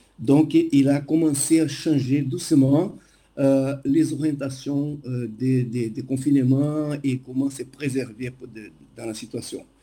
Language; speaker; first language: French; non-native, fluent; Portuguese